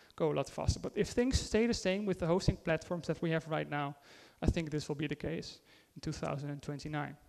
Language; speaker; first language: English; non-native, fluent; Dutch